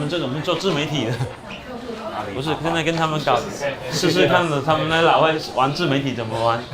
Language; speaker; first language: Chinese; native; Chinese